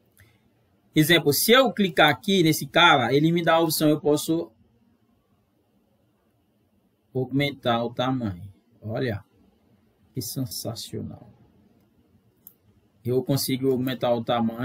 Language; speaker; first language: Portuguese; non-native, fluent; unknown